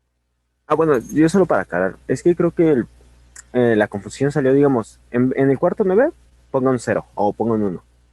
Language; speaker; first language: Spanish; native; Spanish